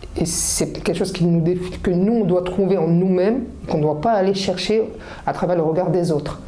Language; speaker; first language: French; early bilingual, other home language; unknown